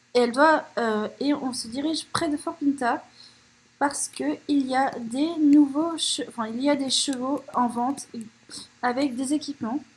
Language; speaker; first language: French; native; French